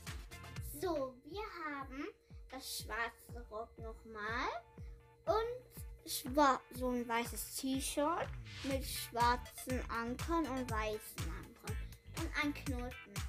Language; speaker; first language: German; early bilingual, other home language; Filipino